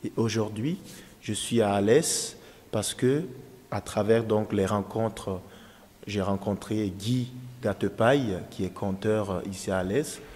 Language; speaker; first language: French; non-native, local second language; Dyula